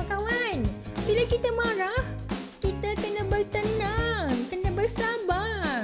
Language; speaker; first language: Malay; native; Malay